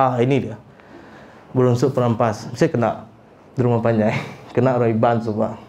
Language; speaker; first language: Malay; non-native, local second language; Iban